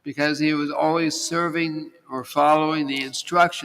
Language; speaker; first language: English; native; English